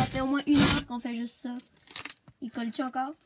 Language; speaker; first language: French; native; French